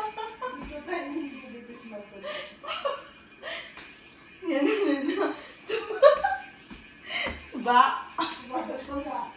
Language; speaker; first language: Japanese; non-native, fluent; Filipino